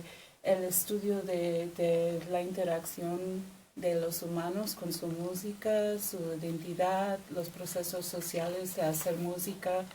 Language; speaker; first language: Spanish; non-native, fluent; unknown